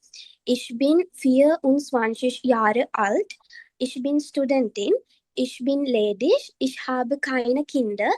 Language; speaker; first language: German; non-native, learner; Sinhala